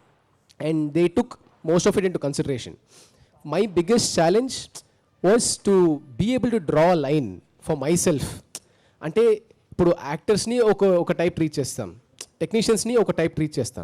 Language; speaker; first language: Telugu; early bilingual, heritage; Telugu